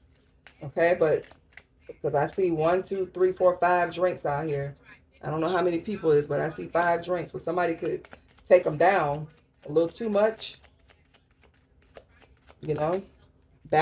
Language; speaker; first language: English; native; English